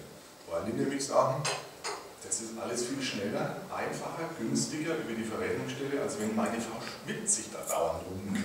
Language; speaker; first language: German; native; German